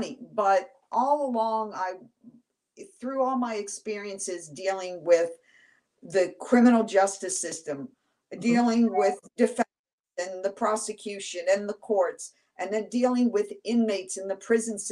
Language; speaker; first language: English; native; English